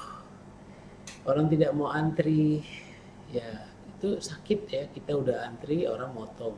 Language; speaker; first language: Indonesian; native; Indonesian